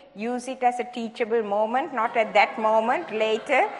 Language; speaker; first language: English; non-native, local second language; Sinhala